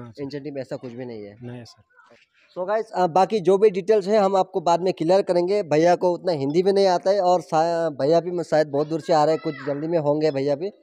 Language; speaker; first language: Hindi; non-native, local second language; Bangla